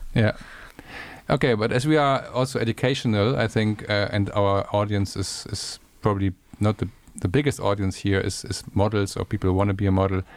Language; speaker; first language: English; non-native, fluent; German